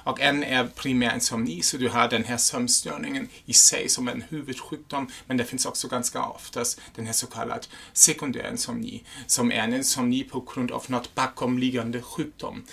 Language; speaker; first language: Swedish; non-native, fluent; German